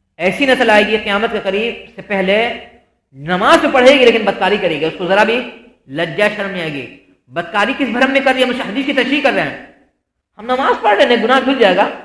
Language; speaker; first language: Urdu; native; Urdu